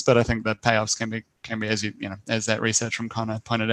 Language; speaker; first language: English; native; English